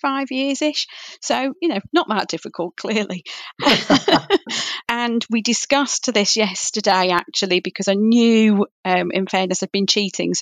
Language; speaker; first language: English; native; English